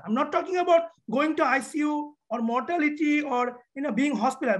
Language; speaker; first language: English; non-native, local second language; Bangla